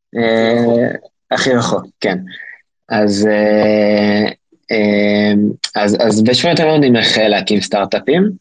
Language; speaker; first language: Hebrew; native; Hebrew